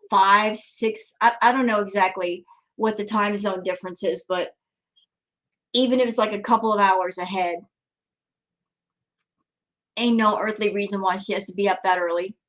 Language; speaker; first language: English; native; English